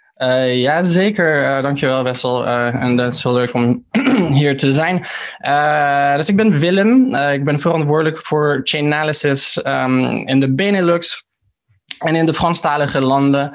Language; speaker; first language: Dutch; early bilingual, heritage; Dutch